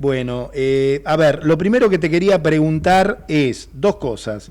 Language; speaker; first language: Spanish; native; Spanish